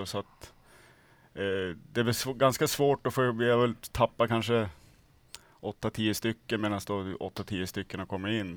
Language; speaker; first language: Swedish; native; Swedish